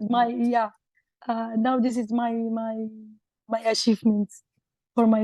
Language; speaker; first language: English; non-native, learner; Arabic